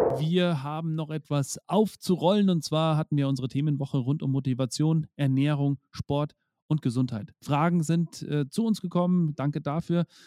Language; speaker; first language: German; native; German